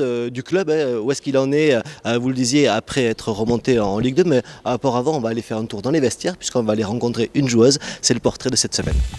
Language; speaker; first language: French; native; French